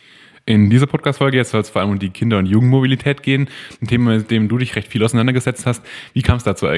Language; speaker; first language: German; native; German